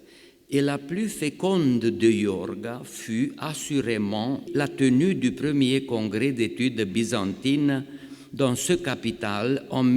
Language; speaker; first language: French; non-native, fluent; Romanian